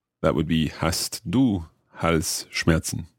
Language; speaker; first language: German; non-native, learner; English